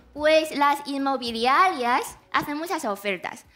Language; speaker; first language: Spanish; non-native, fluent; Chinese